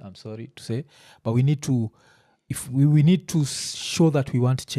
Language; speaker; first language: English; non-native, local second language; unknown